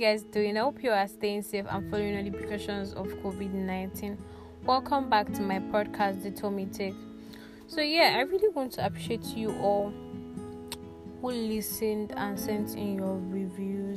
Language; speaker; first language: English; non-native, local second language; Yoruba